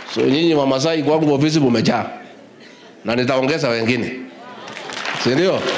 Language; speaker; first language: Swahili; non-native, local second language; Kikuyu